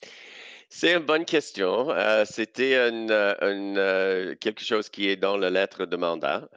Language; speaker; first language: French; non-native, local second language; English